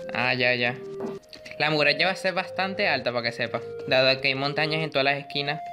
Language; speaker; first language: Spanish; native; Spanish